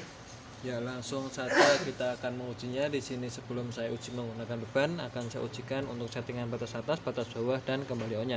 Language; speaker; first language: Indonesian; native; Indonesian